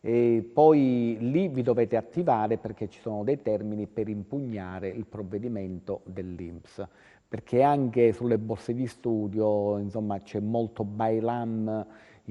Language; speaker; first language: Italian; native; Italian